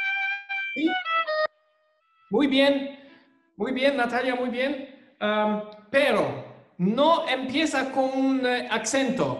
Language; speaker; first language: Spanish; non-native, fluent; German